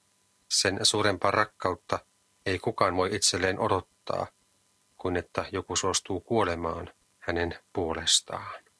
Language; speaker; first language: Finnish; native; Finnish